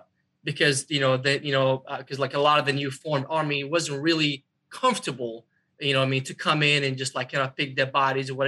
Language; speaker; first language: English; non-native, fluent; Arabic